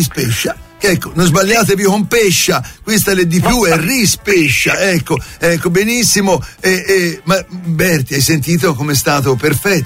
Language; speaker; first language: Italian; native; Italian